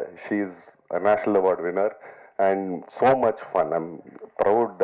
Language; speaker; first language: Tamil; non-native, local second language; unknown